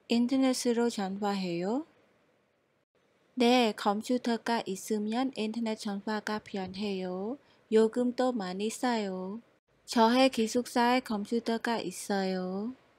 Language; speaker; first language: Korean; non-native, fluent; Khmer